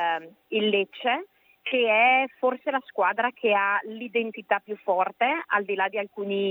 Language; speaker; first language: Italian; native; Italian